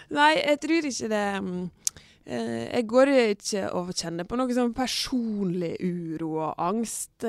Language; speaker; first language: Norwegian; native; Norwegian